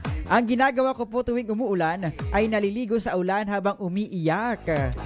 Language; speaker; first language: Filipino; native; Filipino